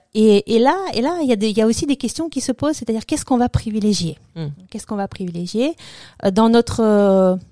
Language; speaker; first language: French; early bilingual, other home language; Russian